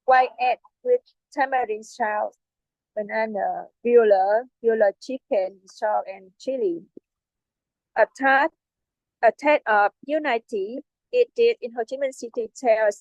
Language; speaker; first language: English; non-native, learner; Vietnamese